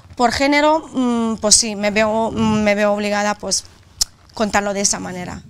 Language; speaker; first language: Spanish; non-native, fluent; Romanian